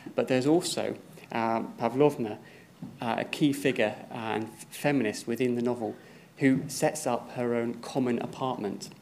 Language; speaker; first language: English; native; English